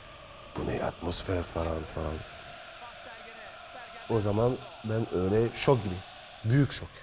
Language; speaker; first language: Turkish; non-native, learner; French